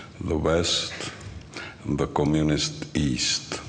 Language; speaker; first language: English; non-native, learner; Czech